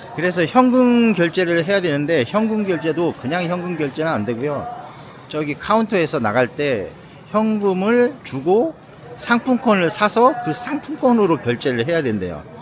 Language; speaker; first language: Korean; native; Korean